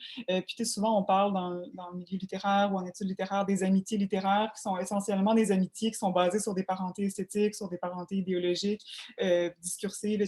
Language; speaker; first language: French; native; French